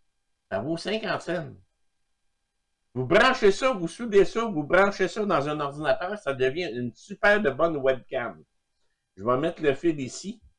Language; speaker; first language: French; native; French